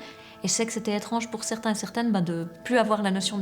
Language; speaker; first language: French; native; French